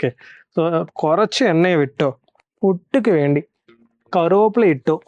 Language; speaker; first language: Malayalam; non-native, learner; Tamil